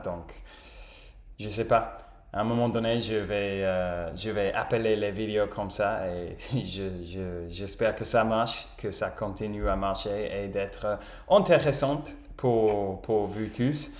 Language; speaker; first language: French; non-native, learner; English